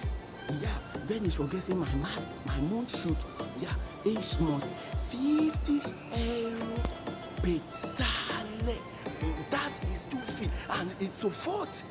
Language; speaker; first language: German; non-native, learner; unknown